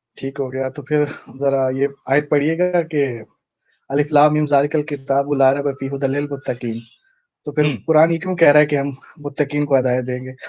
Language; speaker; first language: Urdu; native; Urdu